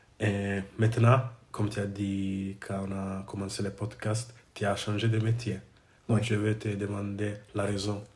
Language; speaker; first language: French; non-native, learner; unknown